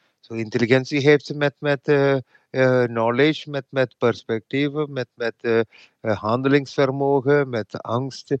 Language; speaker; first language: Dutch; non-native, fluent; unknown